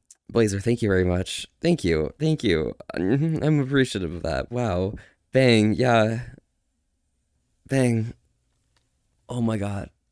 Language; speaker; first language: English; native; English